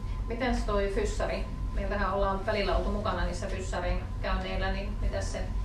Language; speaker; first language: Finnish; native; Finnish